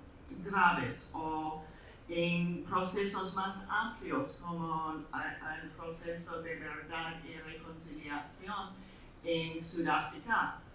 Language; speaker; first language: Spanish; non-native, fluent; English